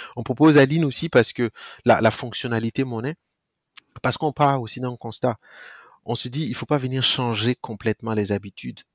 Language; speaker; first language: French; non-native, local second language; Mossi